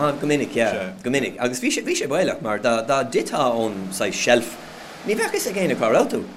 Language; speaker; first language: Irish; non-native, local second language; English